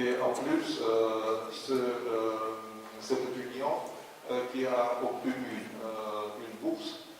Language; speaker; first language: French; non-native, fluent; Russian